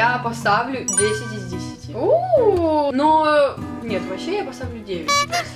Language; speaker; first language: Russian; native; Russian